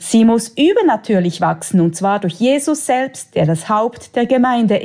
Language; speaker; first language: German; native; German